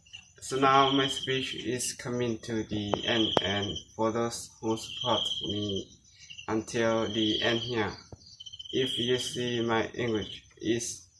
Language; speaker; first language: English; non-native, learner; Lao